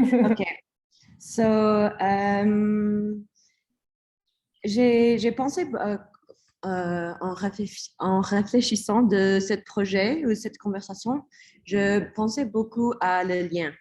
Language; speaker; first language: French; non-native, learner; English